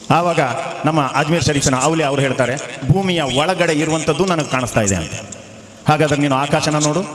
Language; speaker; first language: Kannada; non-native, local second language; Malayalam